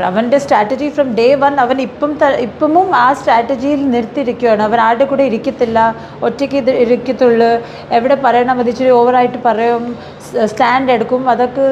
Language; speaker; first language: Malayalam; non-native, learner; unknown